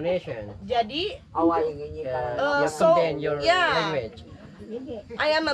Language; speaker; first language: English; non-native, learner; Sundanese